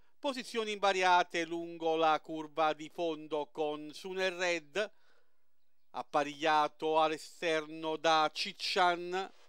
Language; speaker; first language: Italian; native; Italian